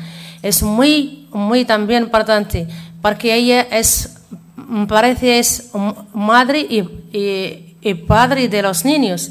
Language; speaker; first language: Spanish; non-native, learner; Arabic